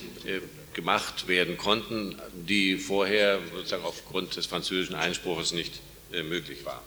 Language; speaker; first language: German; native; German